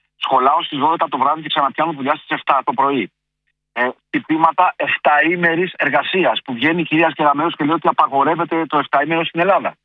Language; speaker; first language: Greek; native; Greek